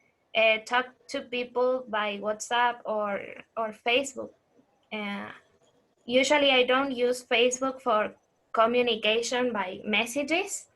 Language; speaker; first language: English; non-native, fluent; Spanish